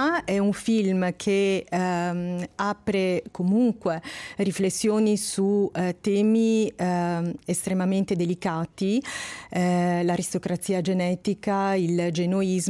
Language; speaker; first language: Italian; native; Italian